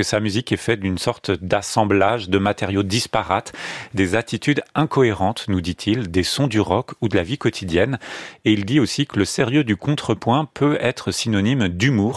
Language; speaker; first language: French; native; French